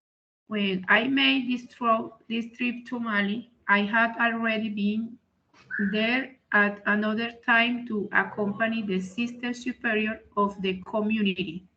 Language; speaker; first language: English; non-native, learner; Spanish